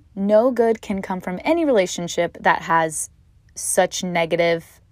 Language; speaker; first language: English; native; English